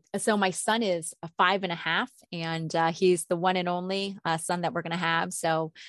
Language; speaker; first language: English; native; English